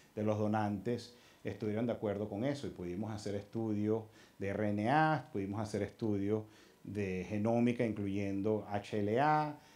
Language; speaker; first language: Spanish; early bilingual, heritage; Spanish